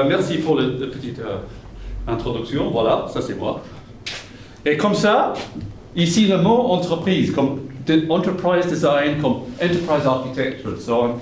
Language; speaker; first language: French; non-native, fluent; English